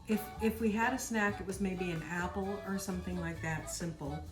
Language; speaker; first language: English; native; English